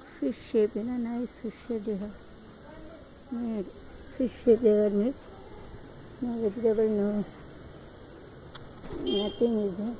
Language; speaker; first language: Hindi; non-native, local second language; Tamil